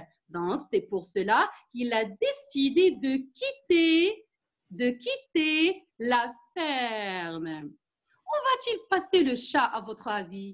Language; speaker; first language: French; non-native, local second language; Arabic